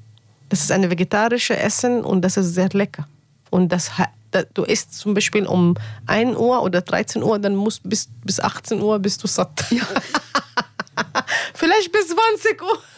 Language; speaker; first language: German; non-native, learner; Arabic